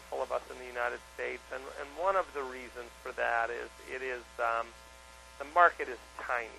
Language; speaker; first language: English; native; English